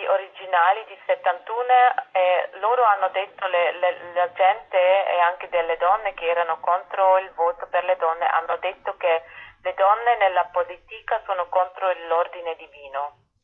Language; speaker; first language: Italian; non-native, fluent; German